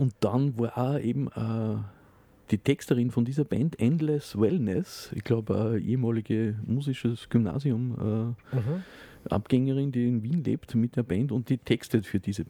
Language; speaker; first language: German; native; German